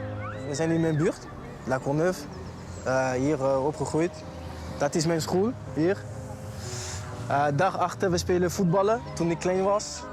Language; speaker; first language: Dutch; non-native, learner; French